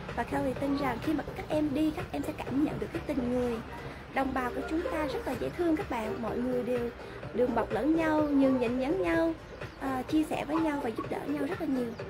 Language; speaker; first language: Vietnamese; early bilingual, heritage; Vietnamese